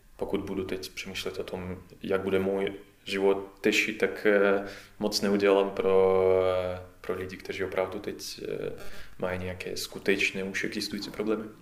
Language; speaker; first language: Czech; non-native, fluent; Russian